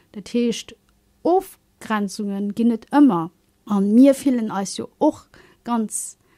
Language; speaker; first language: Luxembourgish; early bilingual, other home language; Kabuverdianu